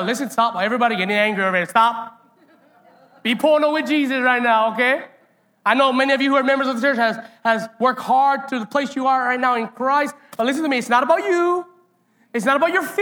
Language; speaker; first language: English; native; English